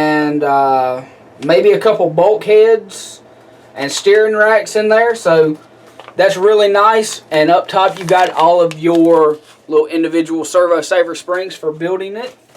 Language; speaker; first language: English; native; English